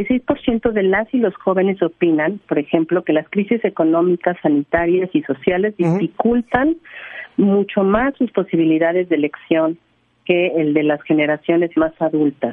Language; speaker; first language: Spanish; native; Spanish